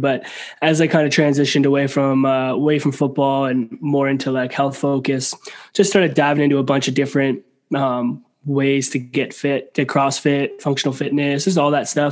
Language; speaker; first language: English; native; English